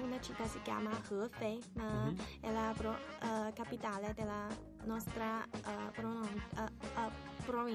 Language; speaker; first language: Italian; non-native, learner; Chinese